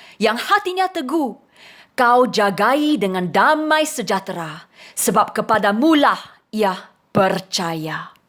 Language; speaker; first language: Indonesian; non-native, fluent; English